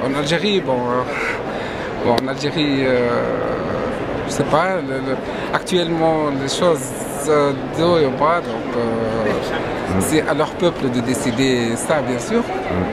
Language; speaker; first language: French; non-native, local second language; Arabic